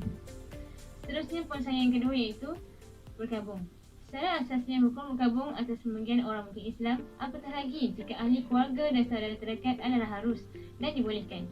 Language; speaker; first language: Malay; native; Malay